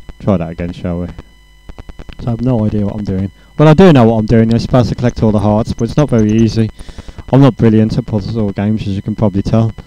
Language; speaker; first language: English; native; English